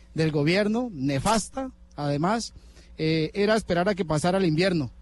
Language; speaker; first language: Spanish; native; Spanish